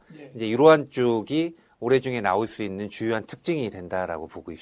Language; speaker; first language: Korean; native; Korean